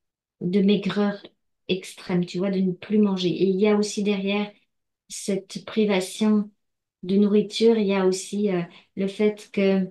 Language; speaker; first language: French; native; French